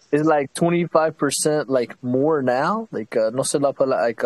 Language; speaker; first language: English; native; English